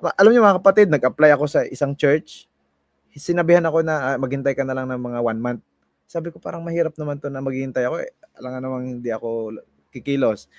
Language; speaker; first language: Filipino; non-native, local second language; Hiligaynon